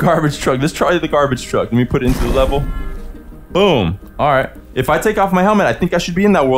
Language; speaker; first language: English; native; English